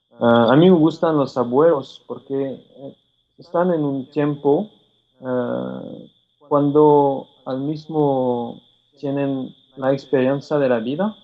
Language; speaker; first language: Spanish; non-native, fluent; French